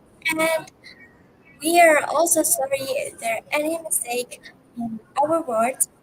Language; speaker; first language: English; non-native, learner; Indonesian